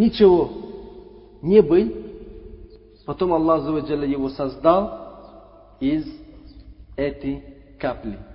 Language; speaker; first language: Russian; non-native, fluent; Uzbek